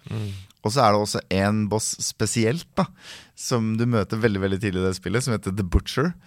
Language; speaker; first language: Norwegian; native; Norwegian